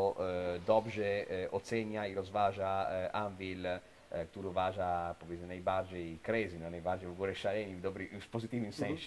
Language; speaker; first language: Polish; non-native, fluent; Italian